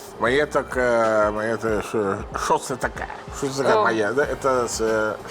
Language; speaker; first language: Ukrainian; non-native, learner; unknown